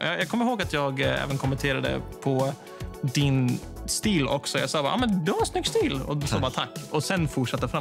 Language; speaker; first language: Swedish; non-native, fluent; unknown